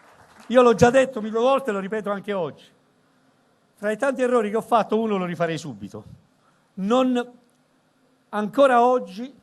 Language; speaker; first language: Italian; native; Italian